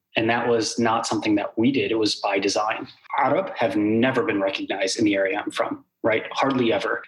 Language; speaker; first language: English; early bilingual, other home language; Arabic